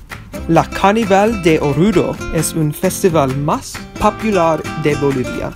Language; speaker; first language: Spanish; non-native, learner; English